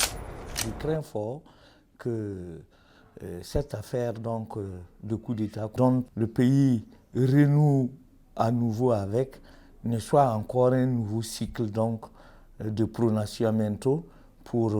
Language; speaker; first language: French; native; French